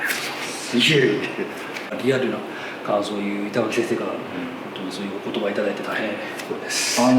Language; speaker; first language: Japanese; native; Japanese